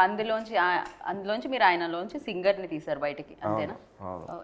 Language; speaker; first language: Telugu; native; Telugu